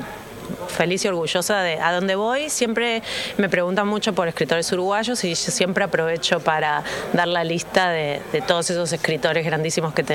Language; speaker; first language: Spanish; native; Spanish